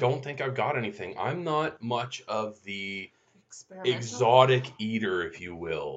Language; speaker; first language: English; native; English